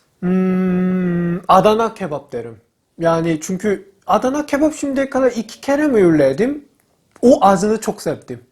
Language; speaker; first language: Turkish; non-native, learner; Korean